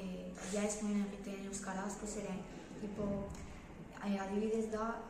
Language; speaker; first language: Basque; non-native, local second language; Spanish